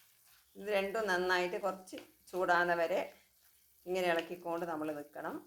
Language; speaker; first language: Malayalam; native; Malayalam